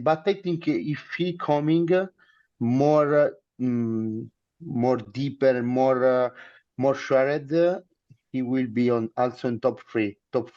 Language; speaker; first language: English; non-native, learner; Italian